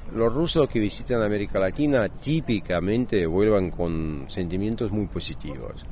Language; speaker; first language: Spanish; native; Spanish